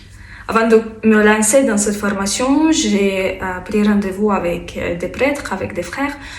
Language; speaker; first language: French; non-native, fluent; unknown